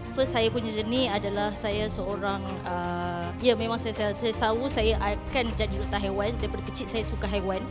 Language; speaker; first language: Malay; native; Malay